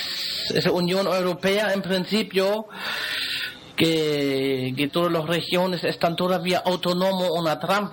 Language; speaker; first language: Spanish; non-native, fluent; German